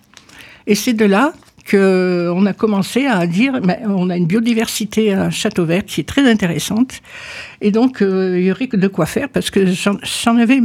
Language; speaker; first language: French; native; French